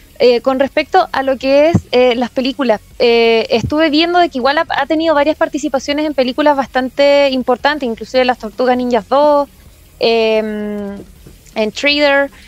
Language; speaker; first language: Spanish; native; Spanish